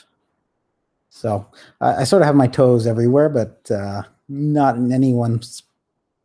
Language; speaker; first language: English; native; English